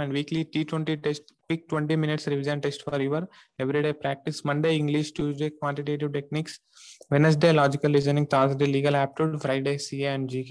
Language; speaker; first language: English; non-native, local second language; Telugu